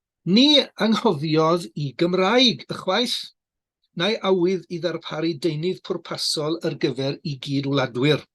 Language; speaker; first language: Welsh; native; Welsh